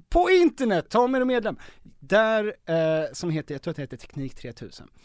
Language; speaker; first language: Swedish; native; Swedish